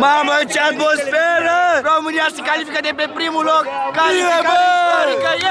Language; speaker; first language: Romanian; native; Romanian